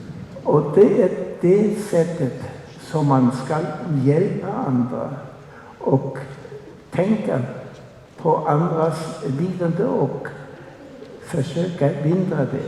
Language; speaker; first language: Swedish; non-native, fluent; German